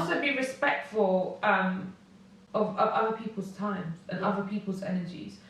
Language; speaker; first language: English; native; English